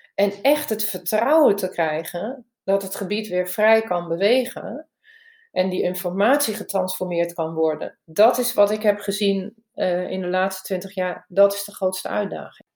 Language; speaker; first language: Dutch; non-native, fluent; German